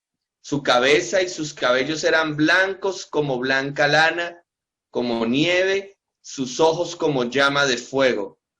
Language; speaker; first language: Spanish; native; Spanish